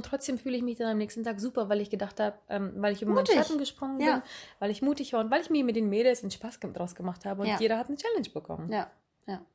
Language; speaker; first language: German; native; German